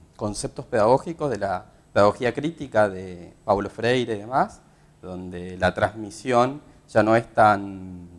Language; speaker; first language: Spanish; native; Spanish